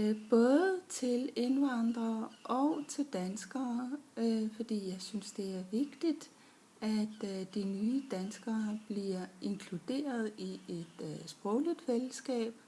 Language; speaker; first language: Danish; early bilingual, other home language; German